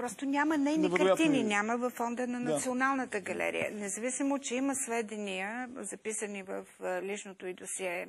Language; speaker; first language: Bulgarian; native; Bulgarian